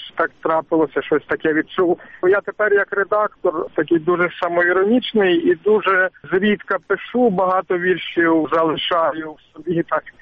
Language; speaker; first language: Ukrainian; native; Ukrainian